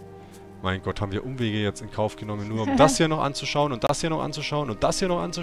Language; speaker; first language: German; native; German